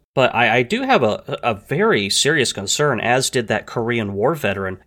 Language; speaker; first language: English; native; English